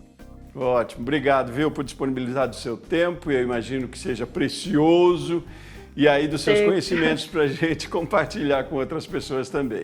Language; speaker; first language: Portuguese; native; Portuguese